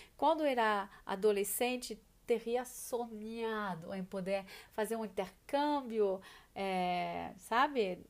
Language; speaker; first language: Portuguese; non-native, fluent; French